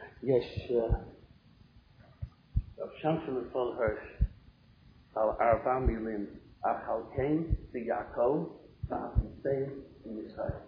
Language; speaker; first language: Hebrew; non-native, fluent; English